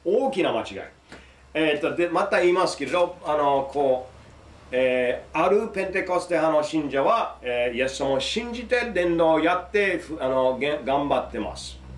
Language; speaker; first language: Japanese; non-native, fluent; English